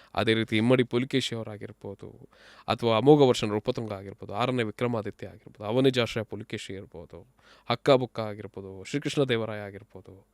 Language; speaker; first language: Kannada; non-native, local second language; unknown